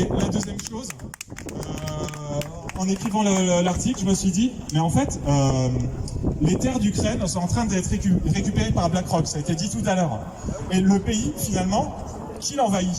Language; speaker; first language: French; native; French